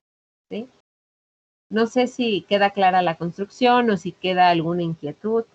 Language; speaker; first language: Spanish; native; Spanish